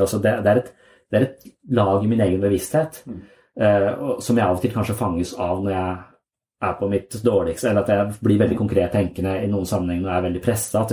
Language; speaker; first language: Norwegian; native; Norwegian